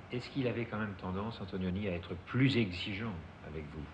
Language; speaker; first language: French; native; French